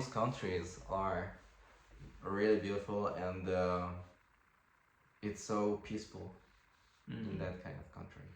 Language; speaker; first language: English; non-native, fluent; French